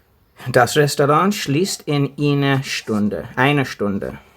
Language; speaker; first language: German; non-native, learner; English